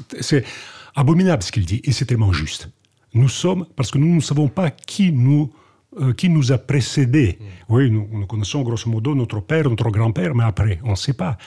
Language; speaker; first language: French; non-native, fluent; Russian